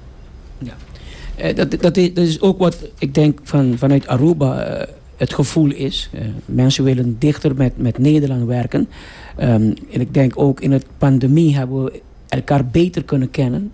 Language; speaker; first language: Dutch; non-native, local second language; Papiamento